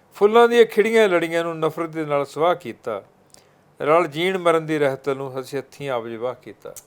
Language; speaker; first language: Punjabi; native; Punjabi